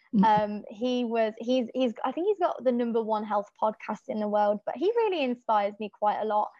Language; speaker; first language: English; native; English